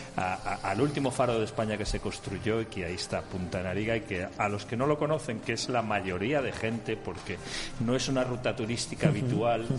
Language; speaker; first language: Spanish; native; Spanish